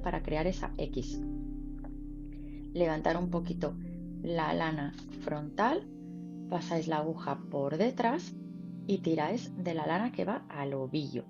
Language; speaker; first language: Spanish; native; Spanish